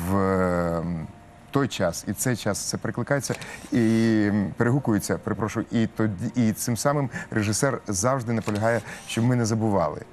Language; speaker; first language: Ukrainian; native; Ukrainian